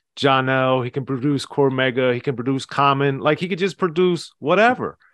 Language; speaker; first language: English; native; English